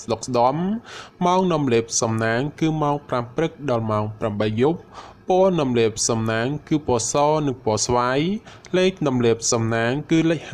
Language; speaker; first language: Khmer; native; Khmer